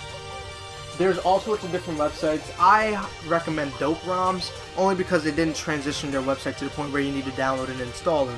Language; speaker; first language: English; native; English